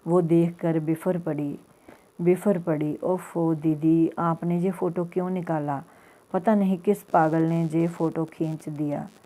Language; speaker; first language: Hindi; non-native, local second language; Punjabi